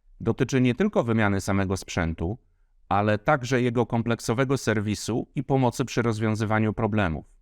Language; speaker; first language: Polish; native; Polish